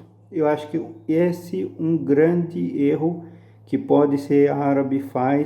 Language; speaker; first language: Portuguese; non-native, fluent; Arabic